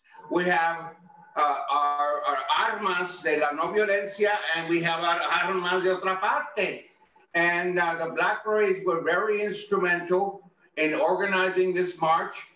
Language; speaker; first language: English; native; English